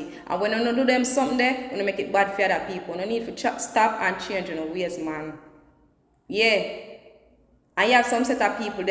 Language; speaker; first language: English; non-native, local second language; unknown